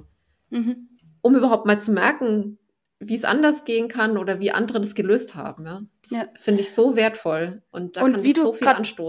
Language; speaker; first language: German; native; German